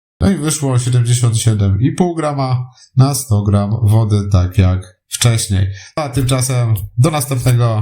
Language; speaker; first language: Polish; native; Polish